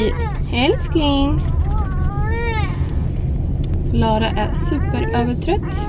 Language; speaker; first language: Swedish; native; Swedish